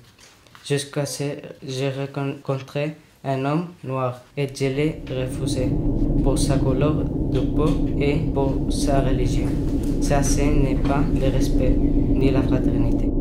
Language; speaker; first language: French; non-native, learner; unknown